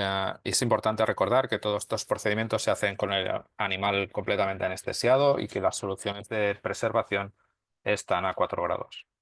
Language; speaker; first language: Spanish; native; Spanish